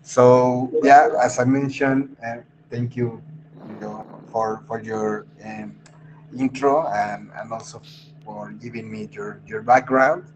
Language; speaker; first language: English; non-native, fluent; Spanish